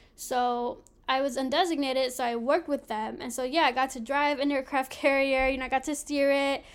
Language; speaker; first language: English; native; English